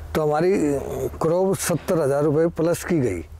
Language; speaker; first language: Hindi; native; Hindi